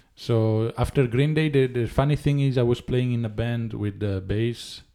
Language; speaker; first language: English; non-native, fluent; Italian